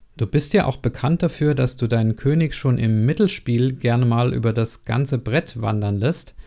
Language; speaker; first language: German; native; German